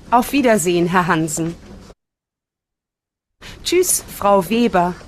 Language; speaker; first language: German; non-native, learner; Bangla